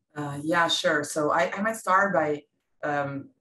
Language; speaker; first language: English; non-native, fluent; Serbian